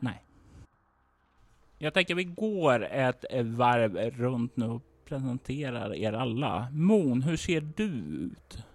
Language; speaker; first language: Swedish; native; Swedish